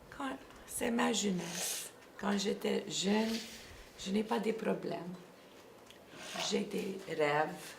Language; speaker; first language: French; non-native, local second language; English